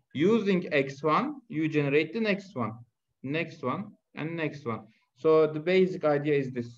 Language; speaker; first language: English; non-native, fluent; Turkish